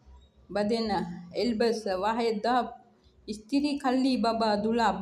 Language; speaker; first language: Arabic; non-native, learner; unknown